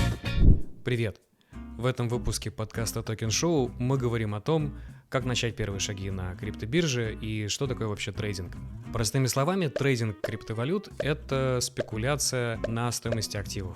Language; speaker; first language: Russian; native; Russian